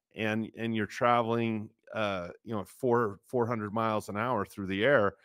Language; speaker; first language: English; native; English